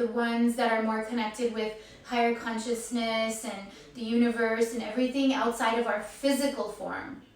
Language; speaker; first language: English; native; English